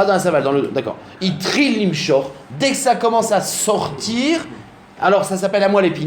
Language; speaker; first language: French; native; French